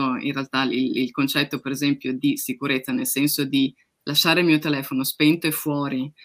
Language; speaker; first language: Italian; native; Italian